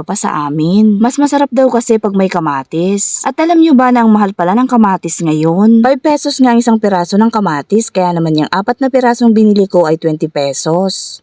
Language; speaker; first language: Filipino; non-native, local second language; Iloko